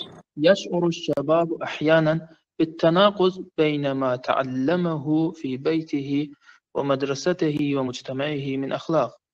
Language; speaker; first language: Arabic; non-native, learner; Persian